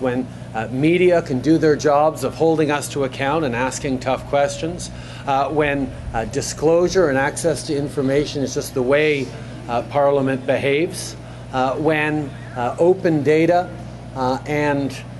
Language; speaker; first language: English; native; English